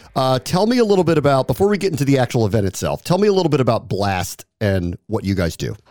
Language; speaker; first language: English; native; English